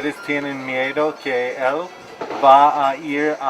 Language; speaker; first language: Spanish; non-native, learner; English